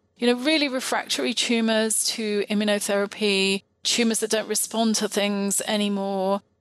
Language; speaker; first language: English; native; English